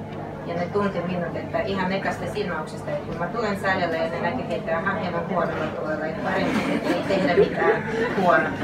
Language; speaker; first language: Finnish; non-native, fluent; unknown